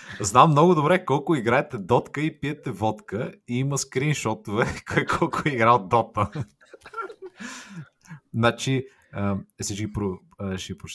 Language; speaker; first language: Bulgarian; native; Bulgarian